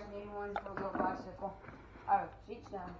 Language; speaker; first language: English; native; English